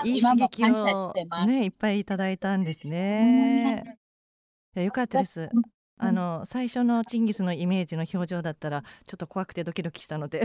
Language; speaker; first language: Japanese; native; Japanese